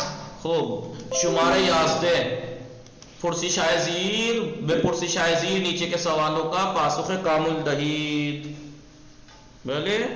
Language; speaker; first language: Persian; non-native, fluent; Urdu